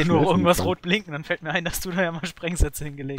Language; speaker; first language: German; native; German